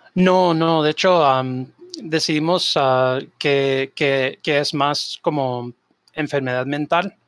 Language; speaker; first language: Spanish; early bilingual, heritage; Spanish